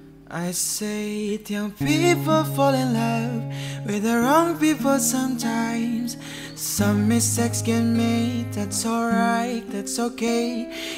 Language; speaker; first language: English; non-native, learner; Indonesian